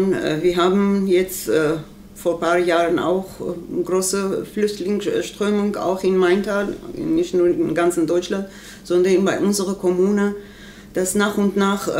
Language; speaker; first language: German; non-native, learner; Armenian